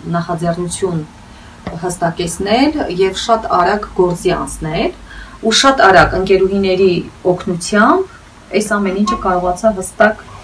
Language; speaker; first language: Armenian; native; Armenian